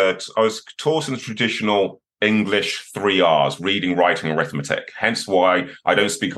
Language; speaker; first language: English; native; English